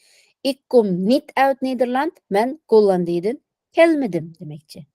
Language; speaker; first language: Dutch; non-native, fluent; Uyghur